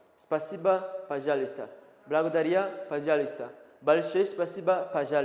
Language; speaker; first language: Russian; non-native, learner; Kinyarwanda